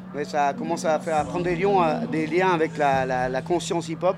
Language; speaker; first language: French; native; French